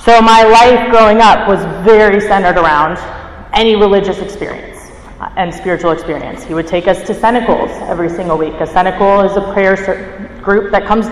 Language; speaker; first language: English; native; English